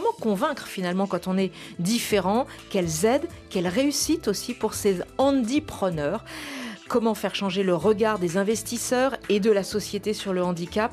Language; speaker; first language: French; native; French